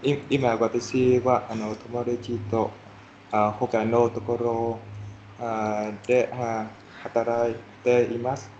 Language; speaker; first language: Japanese; non-native, learner; Vietnamese